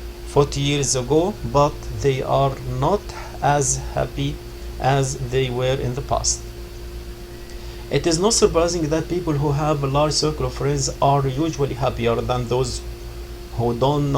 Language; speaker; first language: English; non-native, fluent; Arabic